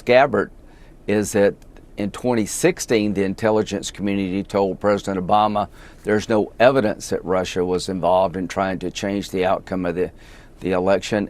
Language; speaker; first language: English; native; English